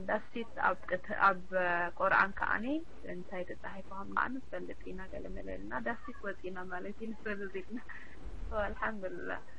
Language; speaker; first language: Tigrinya; early bilingual, heritage; Tigrinya